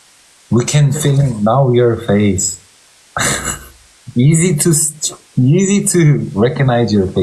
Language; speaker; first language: English; non-native, learner; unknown